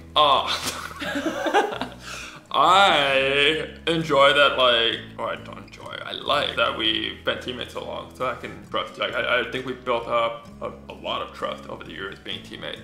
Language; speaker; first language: English; native; English